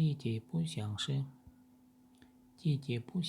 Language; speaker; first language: Chinese; non-native, learner; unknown